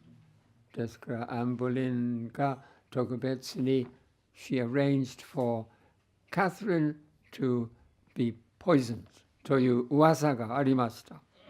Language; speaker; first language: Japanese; non-native, fluent; English